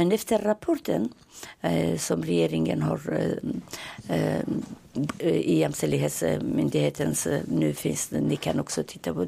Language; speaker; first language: Swedish; non-native, fluent; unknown